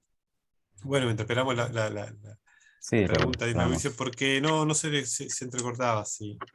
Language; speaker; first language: Spanish; native; Spanish